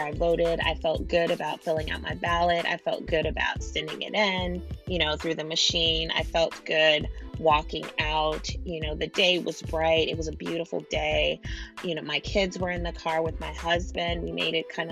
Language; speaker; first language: English; native; English